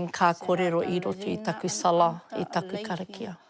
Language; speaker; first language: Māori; non-native, local second language; English